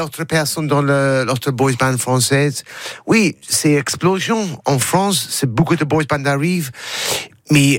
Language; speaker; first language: French; non-native, learner; English